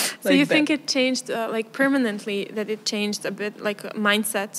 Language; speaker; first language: English; non-native, fluent; Serbian